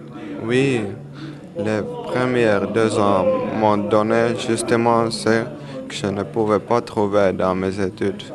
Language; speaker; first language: French; non-native, learner; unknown